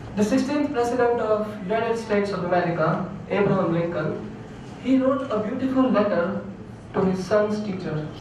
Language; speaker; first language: English; non-native, local second language; Gujarati